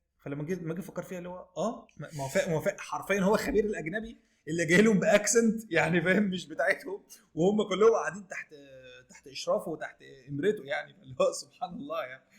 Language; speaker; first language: Egyptian Arabic; native; Egyptian Arabic